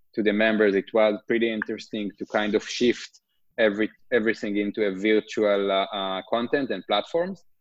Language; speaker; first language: English; non-native, fluent; Hebrew